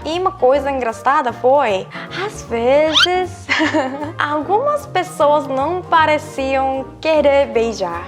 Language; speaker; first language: Portuguese; non-native, fluent; Korean